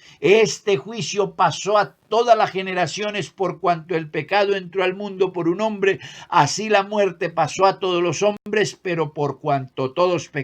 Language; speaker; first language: Spanish; native; Spanish